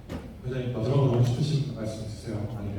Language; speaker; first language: Korean; native; Korean